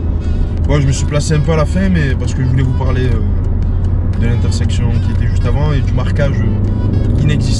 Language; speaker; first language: French; native; French